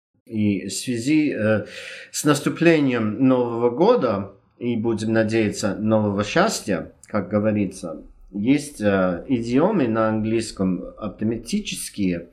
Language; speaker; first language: Russian; non-native, fluent; English